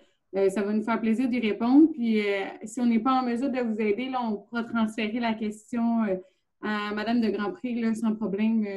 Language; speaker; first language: French; native; French